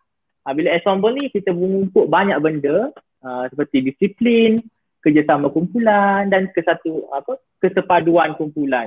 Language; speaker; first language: Malay; native; Malay